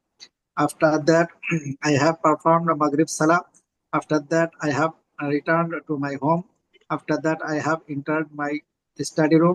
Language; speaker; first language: English; non-native, learner; Bangla